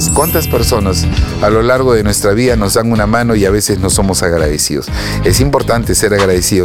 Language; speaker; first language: Spanish; native; Spanish